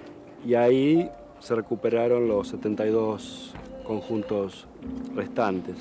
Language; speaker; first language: Spanish; native; Spanish